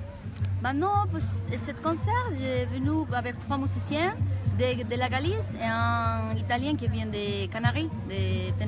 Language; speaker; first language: French; non-native, learner; Galician